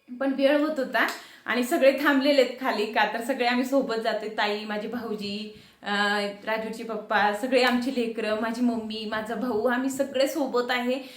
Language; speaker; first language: Marathi; non-native, local second language; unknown